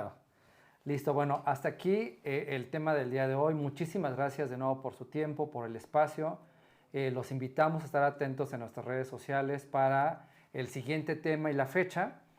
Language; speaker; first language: Spanish; native; Spanish